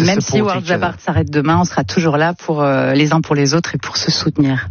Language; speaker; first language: French; native; French